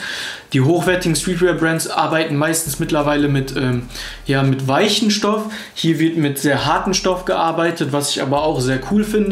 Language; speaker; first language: German; native; German